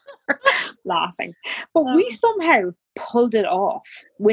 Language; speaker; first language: English; native; English